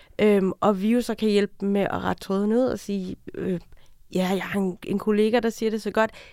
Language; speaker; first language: Danish; native; Danish